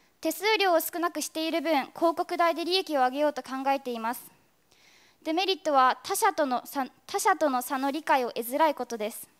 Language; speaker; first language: Japanese; native; Japanese